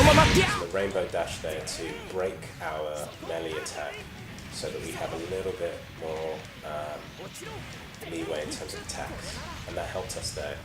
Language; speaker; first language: English; native; English